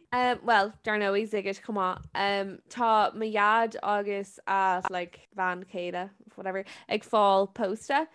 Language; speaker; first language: Irish; non-native, local second language; English